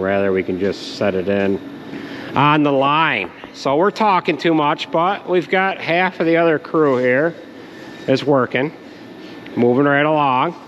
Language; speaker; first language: English; native; English